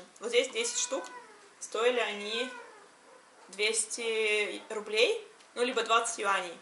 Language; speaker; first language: Russian; native; Russian